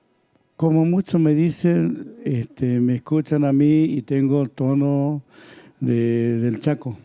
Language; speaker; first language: Spanish; non-native, local second language; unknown